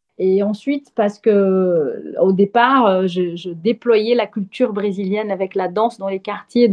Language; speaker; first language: French; non-native, fluent; Portuguese